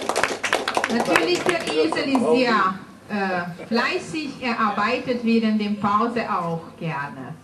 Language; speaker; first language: German; non-native, fluent; Hungarian